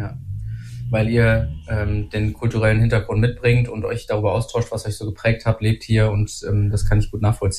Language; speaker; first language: German; native; German